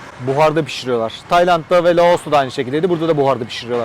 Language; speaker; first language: Turkish; native; Turkish